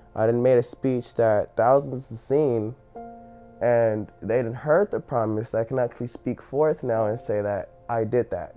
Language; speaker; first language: English; native; English